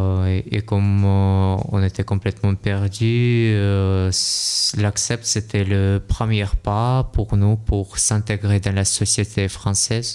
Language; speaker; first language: French; non-native, learner; Russian